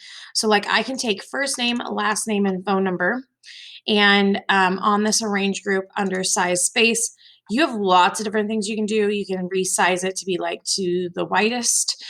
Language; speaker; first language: English; native; English